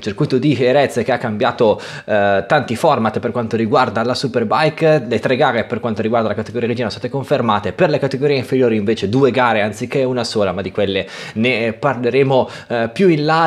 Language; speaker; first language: Italian; native; Italian